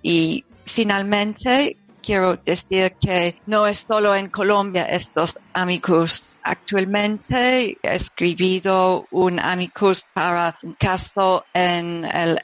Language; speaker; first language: Spanish; non-native, learner; English